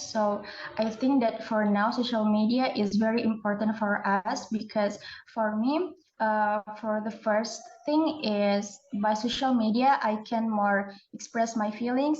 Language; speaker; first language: English; non-native, learner; Indonesian